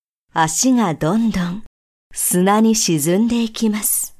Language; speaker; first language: Japanese; native; Japanese